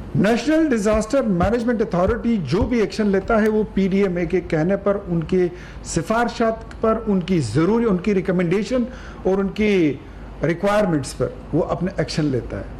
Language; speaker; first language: Urdu; non-native, local second language; Pashto